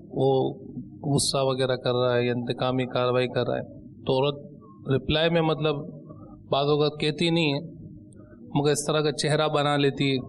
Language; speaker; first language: Urdu; native; Urdu